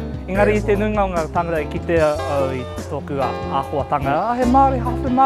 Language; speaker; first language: Māori; non-native, local second language; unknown